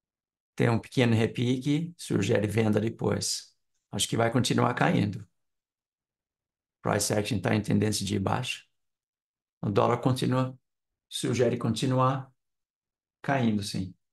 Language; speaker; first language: Portuguese; non-native, fluent; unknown